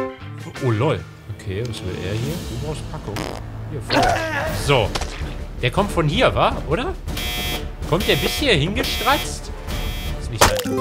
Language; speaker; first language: German; native; German